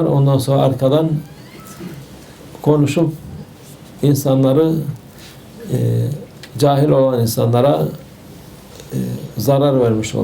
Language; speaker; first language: Turkish; native; Turkish